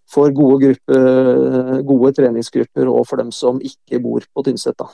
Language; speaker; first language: Norwegian; native; Norwegian